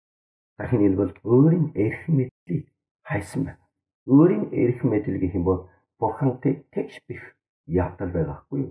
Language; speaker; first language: Mongolian; non-native, fluent; Korean